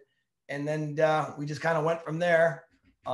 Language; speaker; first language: English; native; English